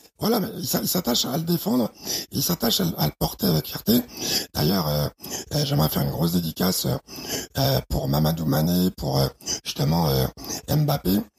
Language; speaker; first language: French; early bilingual, other home language; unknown